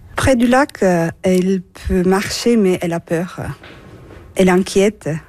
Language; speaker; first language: French; non-native, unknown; Turkish